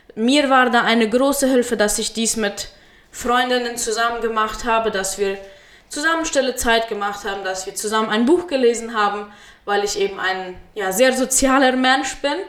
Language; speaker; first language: German; early bilingual, heritage; Spanish